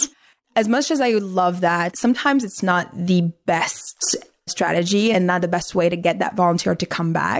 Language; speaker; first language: English; non-native, fluent; Arabic